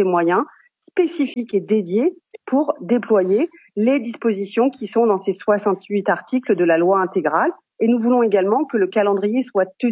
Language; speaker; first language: French; native; French